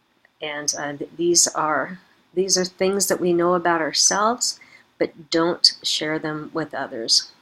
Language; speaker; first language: English; native; English